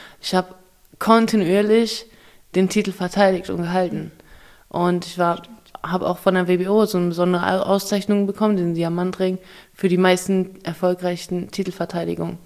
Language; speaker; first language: German; early bilingual, other home language; Russian